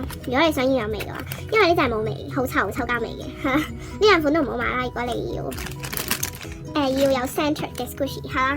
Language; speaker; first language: Cantonese; native; Cantonese